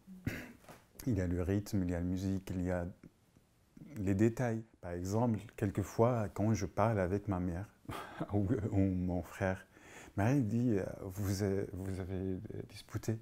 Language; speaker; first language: French; non-native, fluent; Arabic